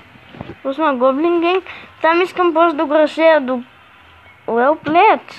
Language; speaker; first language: Bulgarian; native; Bulgarian